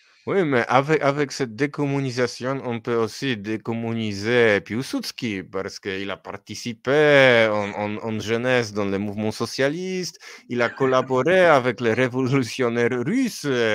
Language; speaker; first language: French; non-native, fluent; Polish